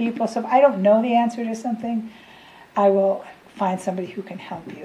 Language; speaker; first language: English; native; English